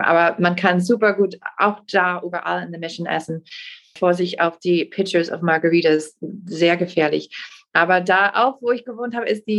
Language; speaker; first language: German; non-native, fluent; English